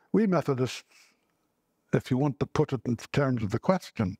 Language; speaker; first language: English; native; English